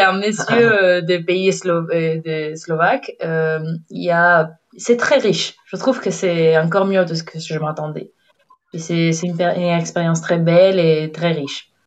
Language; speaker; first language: French; non-native, fluent; Spanish